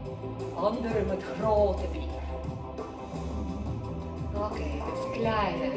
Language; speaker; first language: Dutch; non-native, learner; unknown